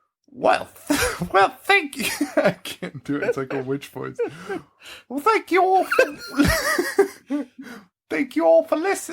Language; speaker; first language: English; native; English